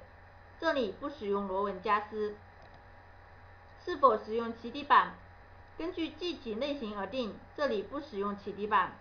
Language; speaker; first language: Chinese; native; Chinese